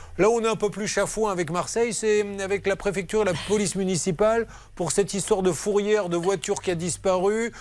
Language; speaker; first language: French; native; French